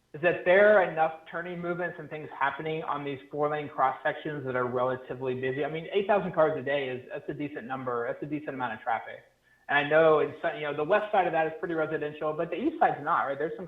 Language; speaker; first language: English; native; English